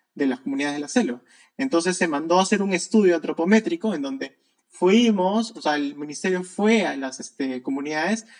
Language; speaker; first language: Spanish; native; Spanish